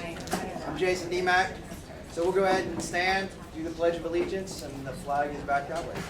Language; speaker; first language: English; native; English